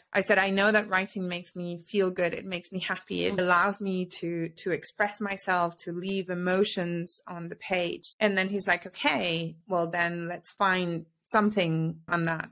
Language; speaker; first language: English; non-native, fluent; Spanish